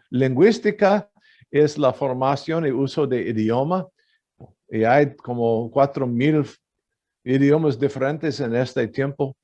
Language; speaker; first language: Spanish; non-native, fluent; English